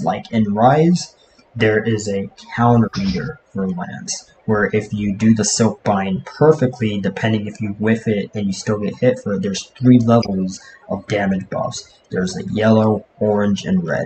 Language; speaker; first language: English; native; English